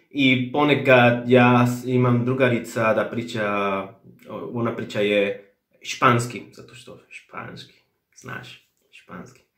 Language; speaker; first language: Serbian; non-native, learner; Spanish